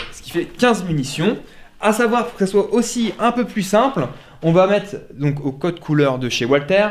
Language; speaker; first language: French; native; French